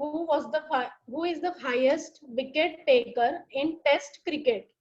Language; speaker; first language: English; non-native, local second language; Marathi